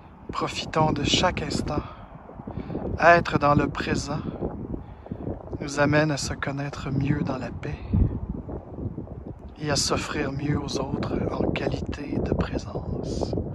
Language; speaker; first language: French; native; French